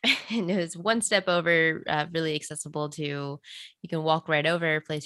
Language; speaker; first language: English; native; English